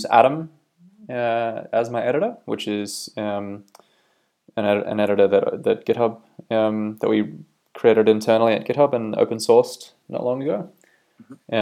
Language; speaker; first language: English; native; English